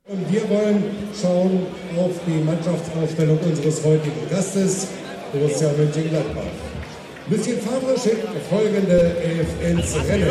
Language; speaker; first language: German; native; German